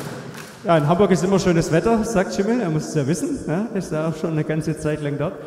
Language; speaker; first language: German; native; German